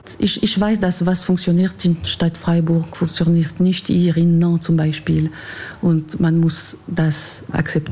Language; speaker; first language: German; non-native, local second language; French